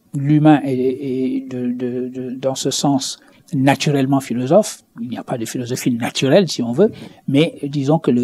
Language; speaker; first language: French; non-native, local second language; Wolof